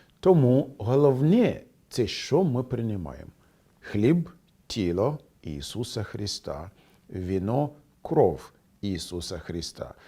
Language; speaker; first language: Ukrainian; non-native, fluent; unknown